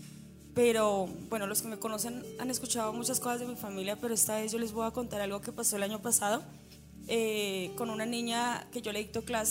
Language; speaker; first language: Spanish; native; Spanish